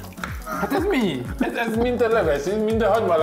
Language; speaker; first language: Hungarian; non-native, learner; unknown